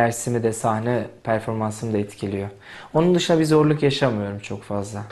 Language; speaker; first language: Turkish; native; Turkish